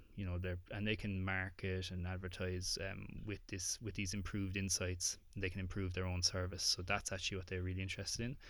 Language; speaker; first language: English; native; English